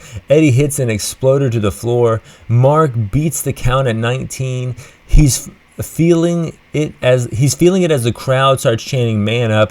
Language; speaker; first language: English; native; English